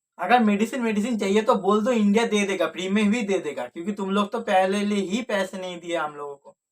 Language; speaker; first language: Hindi; native; Hindi